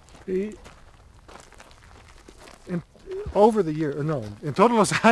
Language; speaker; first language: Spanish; non-native, learner; English